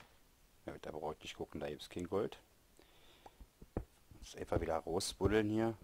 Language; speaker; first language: German; native; German